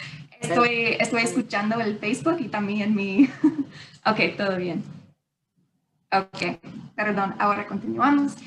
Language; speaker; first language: Spanish; non-native, fluent; English